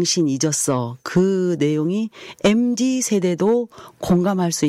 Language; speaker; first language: Korean; native; Korean